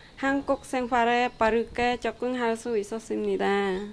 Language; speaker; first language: Korean; non-native, learner; Khmer